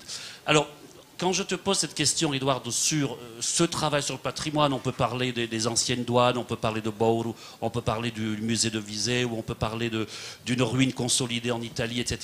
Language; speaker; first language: French; native; French